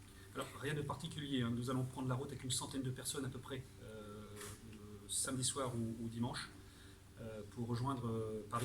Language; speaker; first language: French; native; French